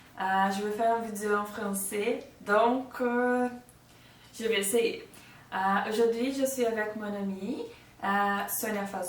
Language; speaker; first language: French; non-native, learner; Portuguese